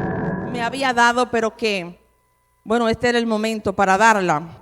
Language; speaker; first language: Spanish; native; Spanish